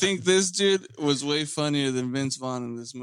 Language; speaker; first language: English; native; English